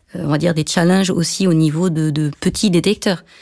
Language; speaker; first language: French; non-native, local second language; Arabic